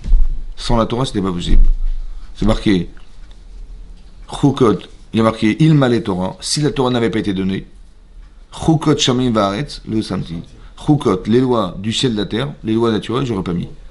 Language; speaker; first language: French; native; French